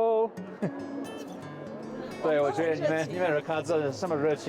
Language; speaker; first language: Chinese; non-native, fluent; English